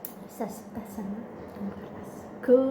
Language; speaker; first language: Arabic; non-native, learner; Indonesian